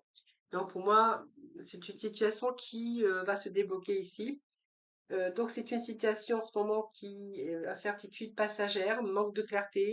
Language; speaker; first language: French; native; French